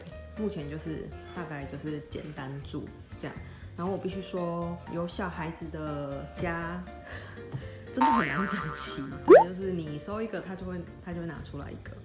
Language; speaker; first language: Chinese; native; Chinese